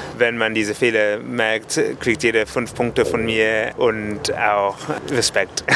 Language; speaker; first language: German; non-native, fluent; English